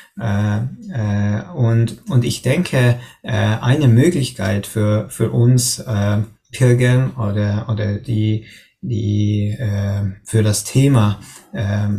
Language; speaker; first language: German; non-native, learner; Hungarian